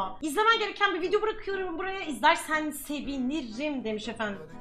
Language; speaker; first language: Turkish; native; Turkish